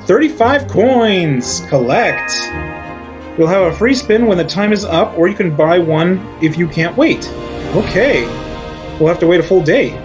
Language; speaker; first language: English; native; English